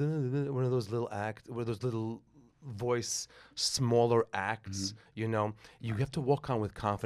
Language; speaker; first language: English; native; English